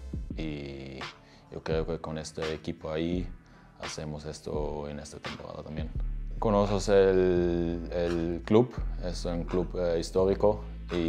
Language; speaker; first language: Spanish; non-native, learner; Turkish